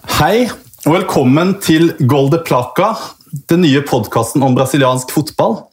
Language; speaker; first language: Norwegian; native; Norwegian